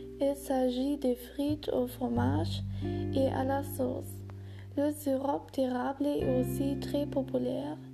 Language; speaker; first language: French; non-native, learner; German